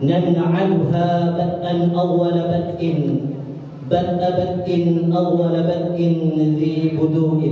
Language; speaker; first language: Arabic; non-native, learner; Indonesian